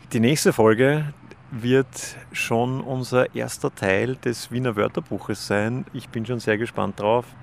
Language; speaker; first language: German; native; German